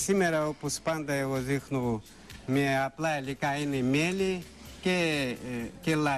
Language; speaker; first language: Greek; non-native, fluent; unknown